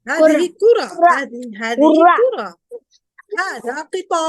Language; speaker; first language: Arabic; non-native, fluent; Urdu